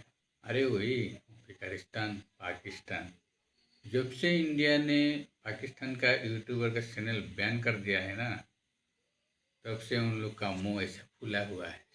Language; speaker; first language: Hindi; non-native, local second language; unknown